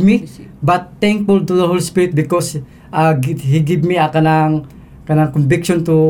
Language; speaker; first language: English; non-native, local second language; Cebuano